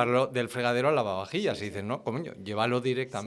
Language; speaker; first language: Spanish; native; Spanish